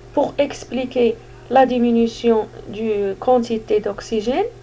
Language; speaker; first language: French; non-native, local second language; Arabic